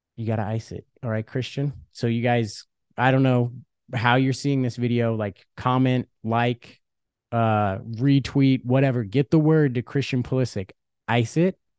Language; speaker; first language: English; early bilingual, other home language; Dutch